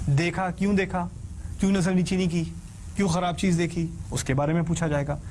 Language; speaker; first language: Urdu; early bilingual, heritage; Urdu